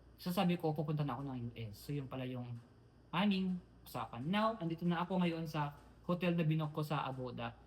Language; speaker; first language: Filipino; non-native, local second language; Iloko